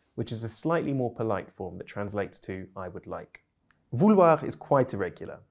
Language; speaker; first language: English; native; English